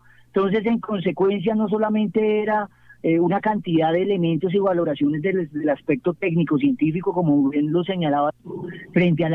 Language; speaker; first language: Spanish; native; Spanish